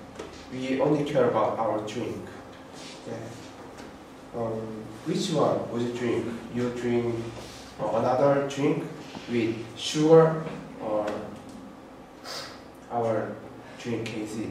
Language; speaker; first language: English; non-native, learner; Korean